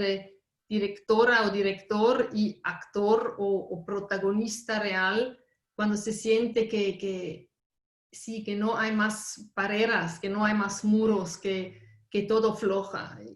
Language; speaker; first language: Spanish; non-native, fluent; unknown